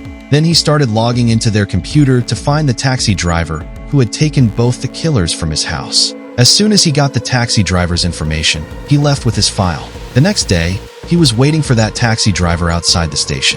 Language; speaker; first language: English; non-native, local second language; Hindi